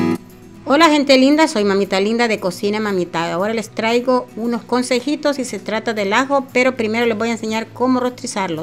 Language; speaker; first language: Spanish; native; Spanish